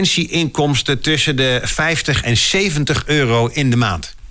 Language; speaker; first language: Dutch; native; Dutch